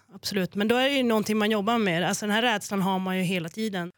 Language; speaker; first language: Swedish; native; Swedish